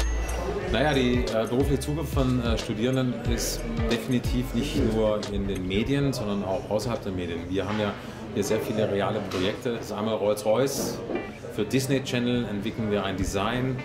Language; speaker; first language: German; native; German